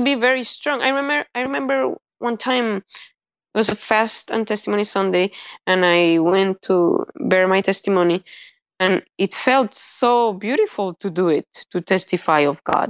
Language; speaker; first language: English; early bilingual, other home language; Spanish